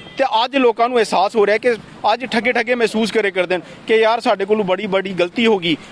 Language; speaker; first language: Punjabi; native; Punjabi